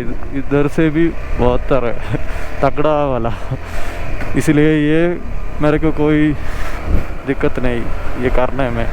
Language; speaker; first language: Hindi; non-native, local second language; Malayalam